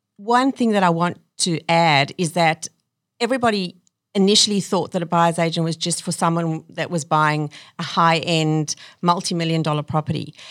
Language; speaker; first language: English; native; English